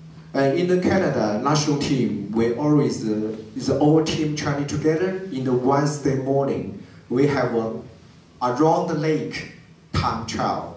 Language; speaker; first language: English; non-native, learner; Chinese